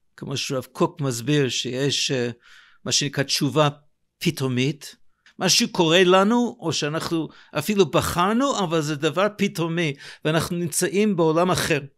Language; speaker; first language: Hebrew; non-native, fluent; English